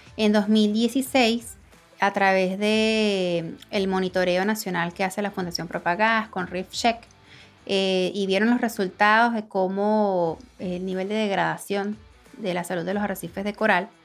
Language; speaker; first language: Spanish; native; Spanish